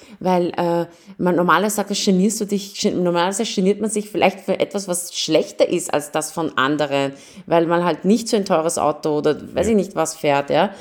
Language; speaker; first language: German; early bilingual, other home language; Persian